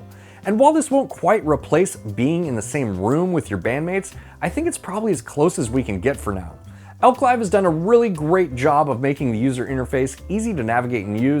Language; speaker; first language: English; native; English